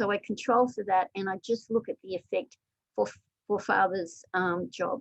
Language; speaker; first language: English; native; English